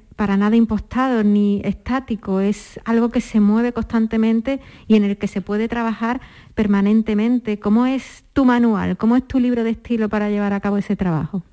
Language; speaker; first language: Spanish; native; Spanish